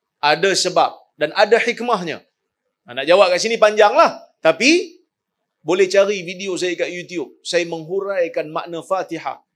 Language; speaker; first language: Malay; native; Malay